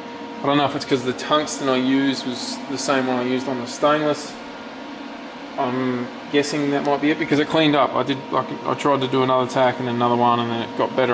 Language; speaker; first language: English; native; English